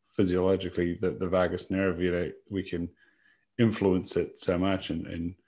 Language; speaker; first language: English; native; English